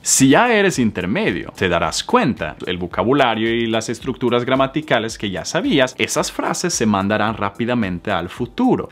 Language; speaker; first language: Spanish; non-native, fluent; Swedish